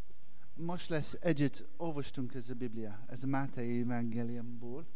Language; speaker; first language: Hungarian; non-native, learner; English